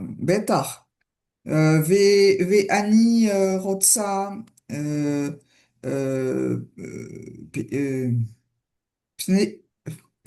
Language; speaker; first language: Hebrew; non-native, learner; French